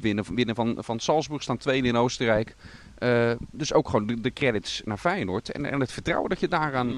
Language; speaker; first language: Dutch; native; Dutch